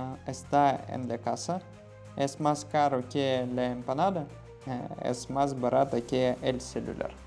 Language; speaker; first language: Spanish; non-native, learner; Russian